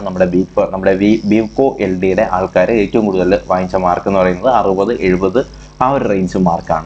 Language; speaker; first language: Malayalam; native; Malayalam